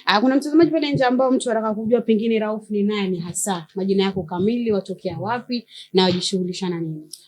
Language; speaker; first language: Swahili; native; Swahili